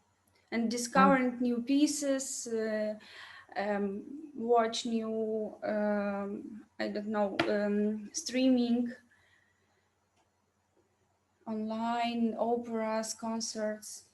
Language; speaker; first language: English; non-native, learner; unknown